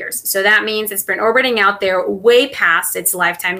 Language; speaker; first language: English; non-native, fluent; Spanish